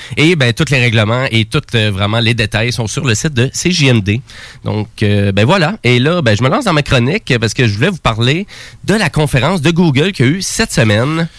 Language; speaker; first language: French; native; French